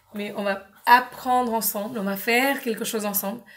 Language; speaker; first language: French; non-native, fluent; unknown